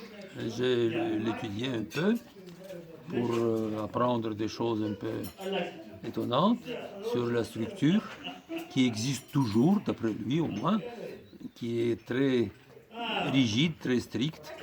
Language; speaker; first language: French; non-native, fluent; Russian